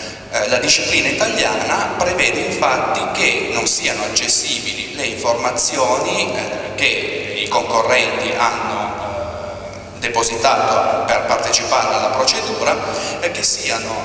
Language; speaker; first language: Italian; native; Italian